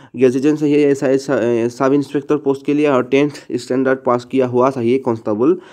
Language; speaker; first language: Hindi; non-native, local second language; Assamese